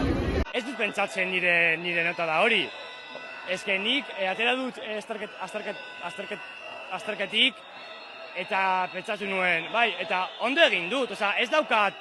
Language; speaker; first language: Basque; non-native, learner; Spanish